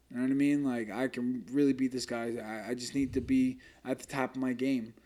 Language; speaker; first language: English; native; English